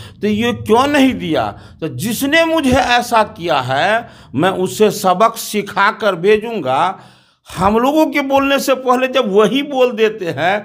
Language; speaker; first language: Hindi; native; Hindi